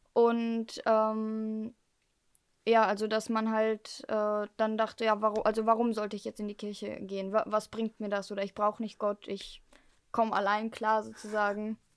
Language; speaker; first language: German; early bilingual, heritage; German